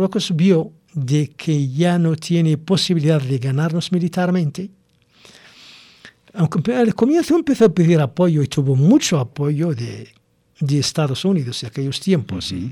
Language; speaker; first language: Spanish; non-native, local second language; Arabic